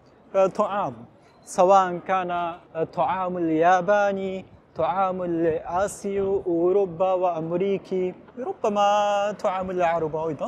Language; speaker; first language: Arabic; non-native, fluent; Japanese